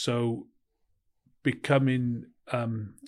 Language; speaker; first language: English; native; English